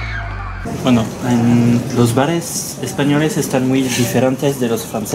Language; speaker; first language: Spanish; non-native, learner; French